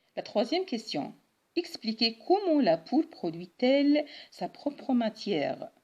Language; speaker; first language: French; non-native, local second language; Arabic